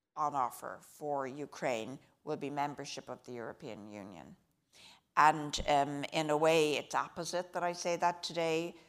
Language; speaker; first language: English; native; English